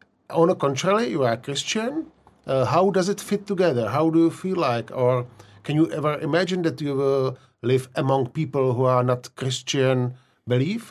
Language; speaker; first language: English; non-native, fluent; Czech